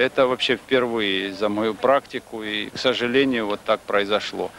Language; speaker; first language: Russian; native; Russian